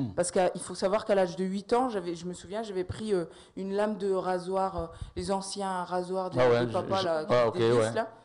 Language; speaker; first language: French; native; French